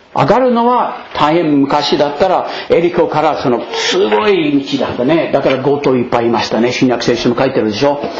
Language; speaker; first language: Japanese; non-native, fluent; English